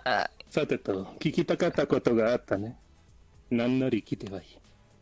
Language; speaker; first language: Japanese; non-native, learner; English